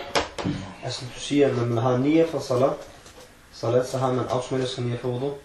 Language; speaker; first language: Danish; native; Danish